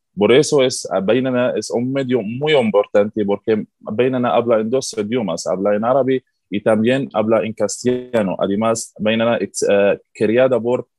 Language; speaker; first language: Spanish; non-native, learner; Arabic